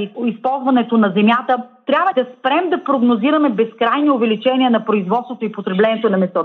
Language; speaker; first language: Bulgarian; native; Bulgarian